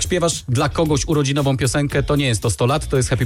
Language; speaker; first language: Polish; native; Polish